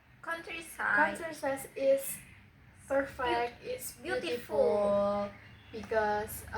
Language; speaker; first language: English; non-native, learner; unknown